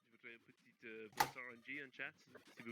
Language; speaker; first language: French; non-native, learner; English